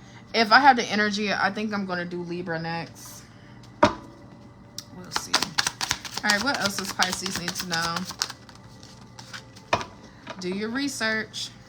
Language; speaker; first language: English; native; English